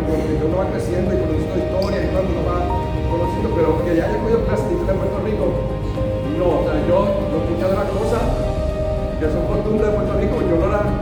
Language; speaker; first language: Spanish; early bilingual, heritage; Spanish